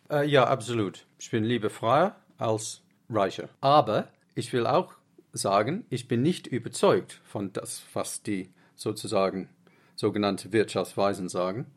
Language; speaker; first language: German; non-native, fluent; English